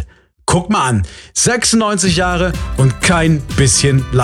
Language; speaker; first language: German; native; German